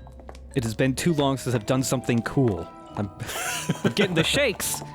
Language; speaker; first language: English; native; English